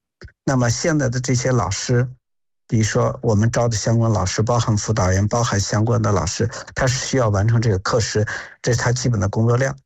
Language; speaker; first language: Chinese; native; Chinese